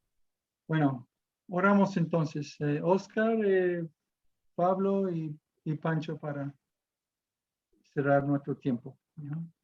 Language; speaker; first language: Spanish; non-native, fluent; English